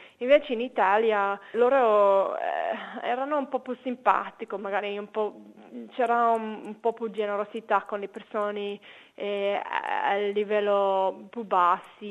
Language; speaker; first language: Italian; non-native, fluent; English